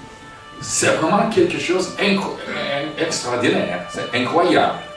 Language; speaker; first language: French; non-native, fluent; Russian